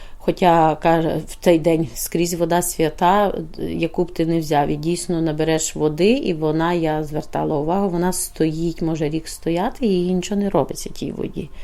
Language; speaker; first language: Ukrainian; native; Ukrainian